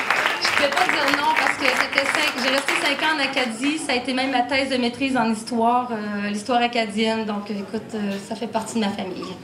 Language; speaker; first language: French; native; French